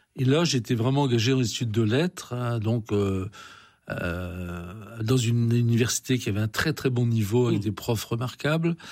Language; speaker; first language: French; native; French